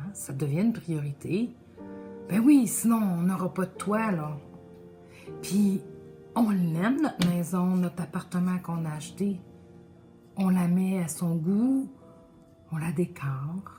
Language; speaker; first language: French; native; French